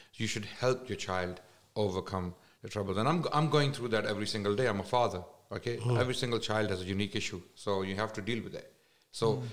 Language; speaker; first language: English; non-native, local second language; Urdu